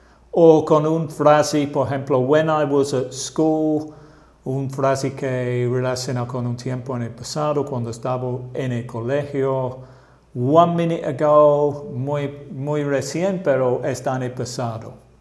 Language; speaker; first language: Spanish; non-native, fluent; English